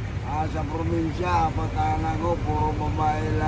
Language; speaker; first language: Filipino; native; Filipino